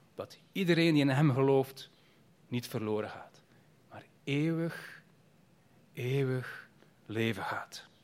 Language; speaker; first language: Dutch; native; Dutch